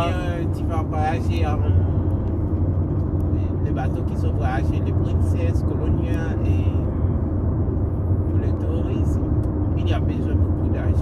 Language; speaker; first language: French; non-native, local second language; Haitian Creole